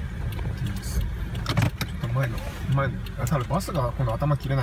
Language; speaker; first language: Japanese; native; Japanese